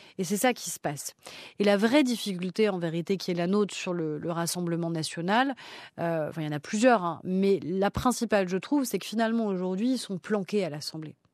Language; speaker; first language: French; native; French